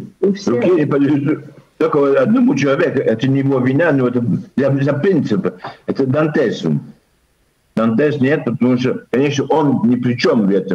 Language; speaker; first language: Russian; early bilingual, heritage; Russian